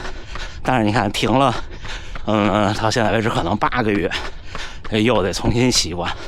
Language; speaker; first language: Chinese; native; Chinese